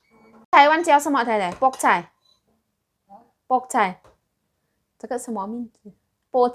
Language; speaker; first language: Chinese; non-native, learner; Indonesian